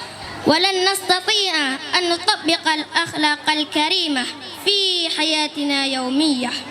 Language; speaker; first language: Arabic; non-native, learner; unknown